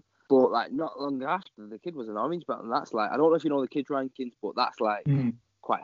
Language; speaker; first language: English; native; English